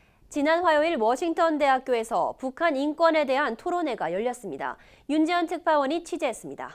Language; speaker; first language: Korean; native; Korean